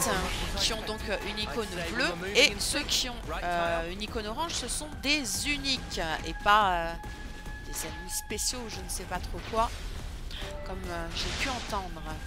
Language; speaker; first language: French; native; French